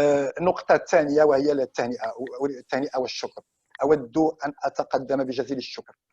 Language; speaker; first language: Arabic; native; Arabic